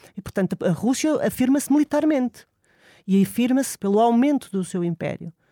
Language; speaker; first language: Portuguese; native; Portuguese